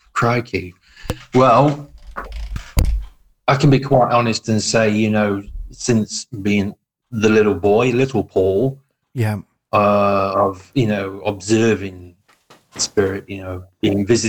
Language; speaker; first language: English; native; English